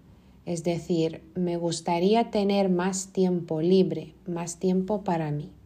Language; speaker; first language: Spanish; non-native, fluent; Lithuanian